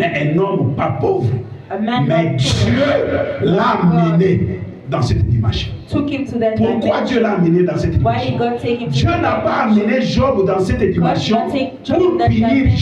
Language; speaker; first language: French; non-native, local second language; Lingala